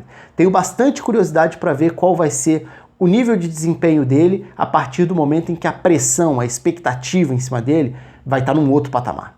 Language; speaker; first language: Portuguese; native; Portuguese